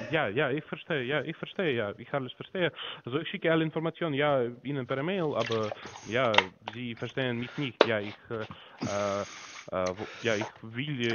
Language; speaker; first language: German; non-native, learner; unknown